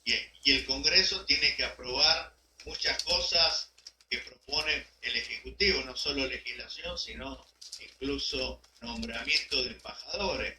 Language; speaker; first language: Spanish; native; Spanish